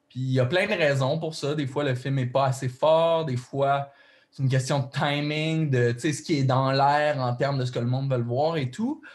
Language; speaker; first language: French; native; French